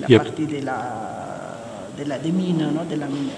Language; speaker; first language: French; non-native, fluent; Spanish